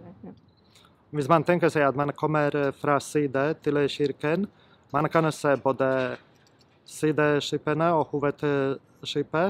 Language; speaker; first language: Norwegian; non-native, fluent; Polish